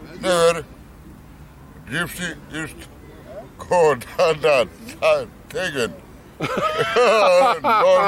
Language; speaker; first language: English; non-native, learner; Romany